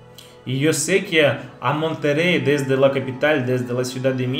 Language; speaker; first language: Spanish; non-native, learner; Russian